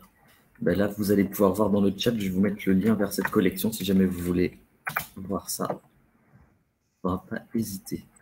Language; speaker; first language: French; native; French